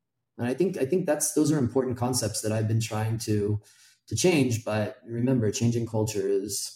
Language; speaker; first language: English; native; English